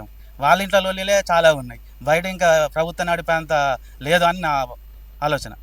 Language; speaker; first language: Telugu; native; Telugu